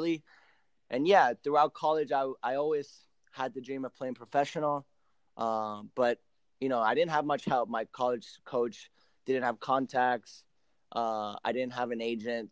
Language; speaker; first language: English; early bilingual, other home language; Spanish